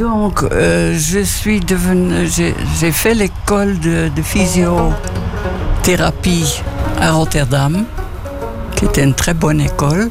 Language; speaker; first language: French; non-native, fluent; Dutch